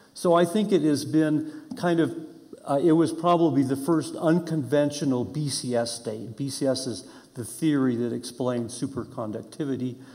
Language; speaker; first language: English; native; English